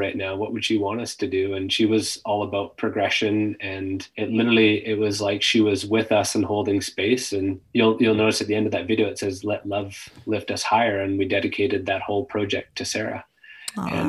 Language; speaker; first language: English; native; English